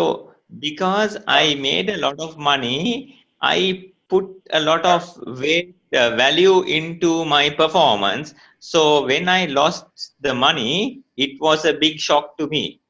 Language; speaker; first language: English; non-native, local second language; Sinhala